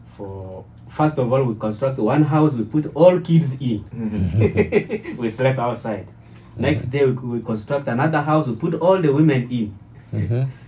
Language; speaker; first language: English; non-native, learner; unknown